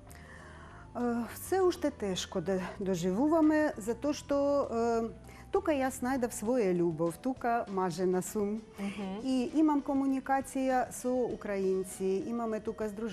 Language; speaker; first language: Macedonian; non-native, learner; Ukrainian